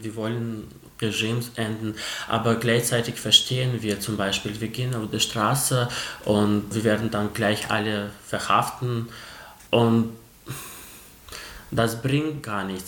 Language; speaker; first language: German; non-native, fluent; Russian